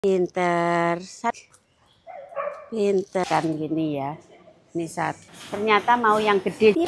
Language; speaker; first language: Indonesian; non-native, local second language; Javanese